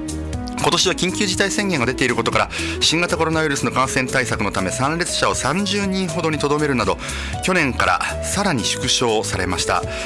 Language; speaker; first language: Japanese; native; Japanese